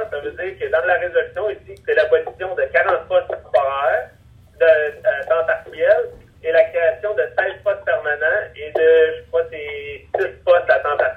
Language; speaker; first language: French; native; French